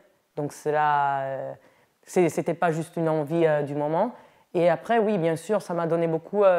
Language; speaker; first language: French; non-native, local second language; Italian